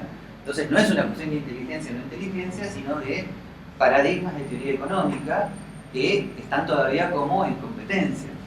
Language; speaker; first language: Spanish; native; Spanish